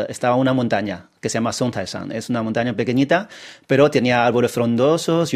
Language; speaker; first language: Spanish; early bilingual, other home language; Chinese